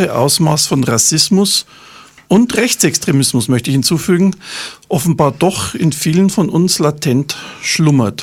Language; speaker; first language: German; native; German